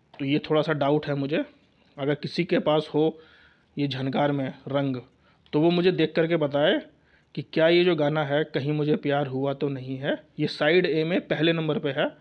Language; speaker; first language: Hindi; native; Hindi